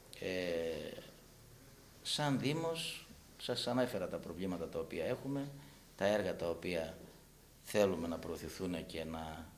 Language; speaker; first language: Greek; native; Greek